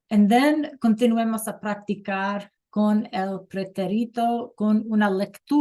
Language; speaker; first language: Spanish; non-native, fluent; English